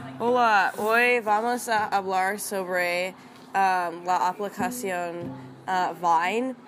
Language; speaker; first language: Spanish; non-native, learner; English